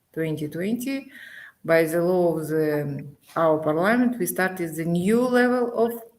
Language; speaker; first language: English; non-native, learner; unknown